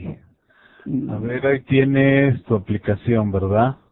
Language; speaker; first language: Spanish; native; Spanish